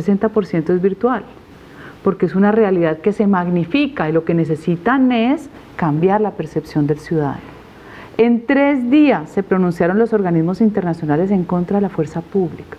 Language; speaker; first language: Spanish; native; Spanish